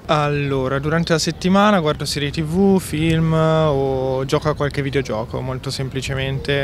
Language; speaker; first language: Italian; native; Italian